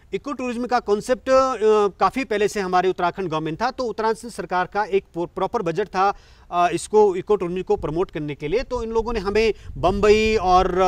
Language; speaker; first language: Hindi; native; Hindi